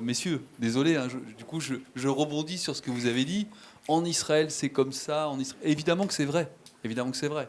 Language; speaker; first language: French; native; French